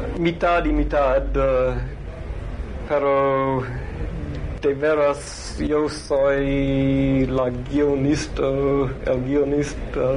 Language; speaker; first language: Spanish; non-native, learner; English